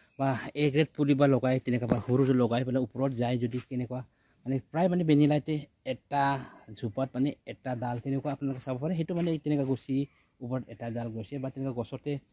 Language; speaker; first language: Assamese; non-native, local second language; Garo